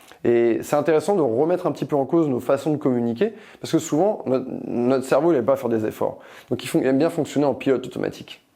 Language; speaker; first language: French; native; French